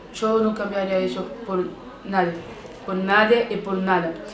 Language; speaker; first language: Spanish; non-native, learner; Portuguese